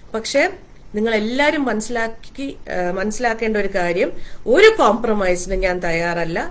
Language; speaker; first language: Malayalam; early bilingual, heritage; Malayalam